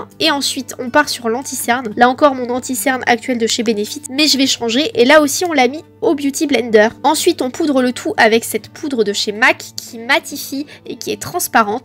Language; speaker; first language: French; native; French